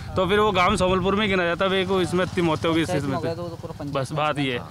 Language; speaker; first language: Hindi; native; Hindi